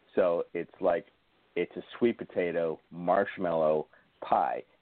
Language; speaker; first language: English; native; English